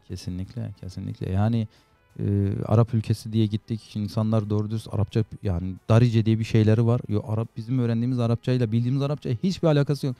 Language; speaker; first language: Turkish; native; Turkish